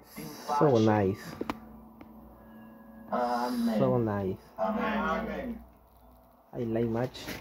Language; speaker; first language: English; non-native, learner; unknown